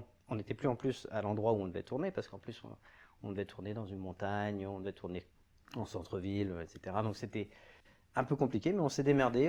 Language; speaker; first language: French; native; French